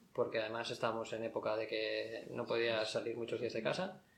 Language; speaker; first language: Spanish; native; Spanish